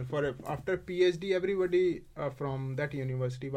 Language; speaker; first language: English; non-native, local second language; Hindi